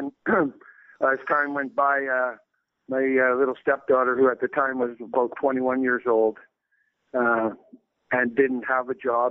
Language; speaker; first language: English; native; English